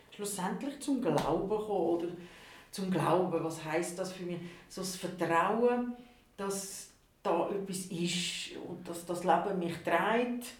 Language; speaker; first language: German; non-native, local second language; Italian